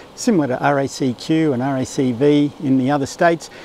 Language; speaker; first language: English; native; English